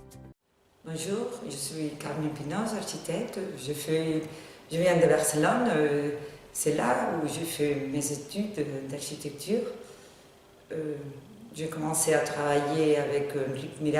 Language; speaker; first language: French; non-native, learner; Spanish